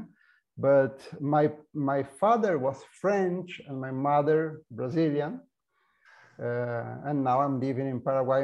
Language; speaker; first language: English; non-native, fluent; Portuguese